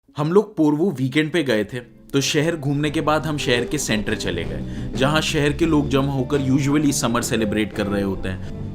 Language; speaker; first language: Urdu; native; Urdu